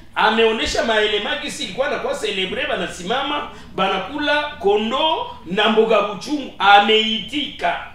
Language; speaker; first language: Swahili; native; Swahili